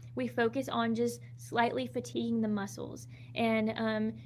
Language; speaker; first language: English; native; English